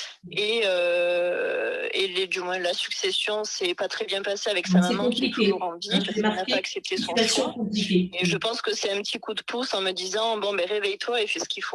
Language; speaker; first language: French; native; French